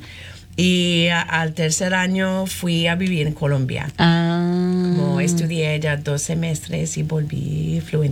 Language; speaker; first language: Spanish; non-native, fluent; English